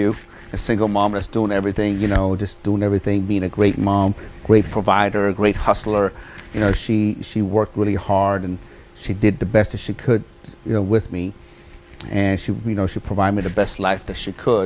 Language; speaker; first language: English; early bilingual, other home language; Persian